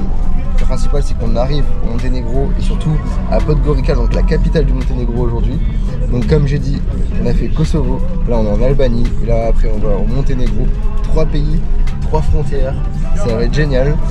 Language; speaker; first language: French; native; French